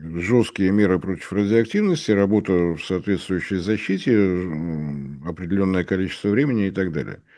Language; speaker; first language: Russian; native; Russian